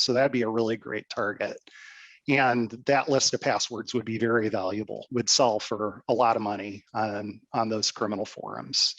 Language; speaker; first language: English; native; English